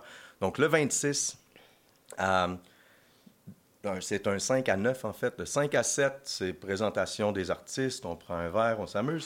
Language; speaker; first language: French; native; French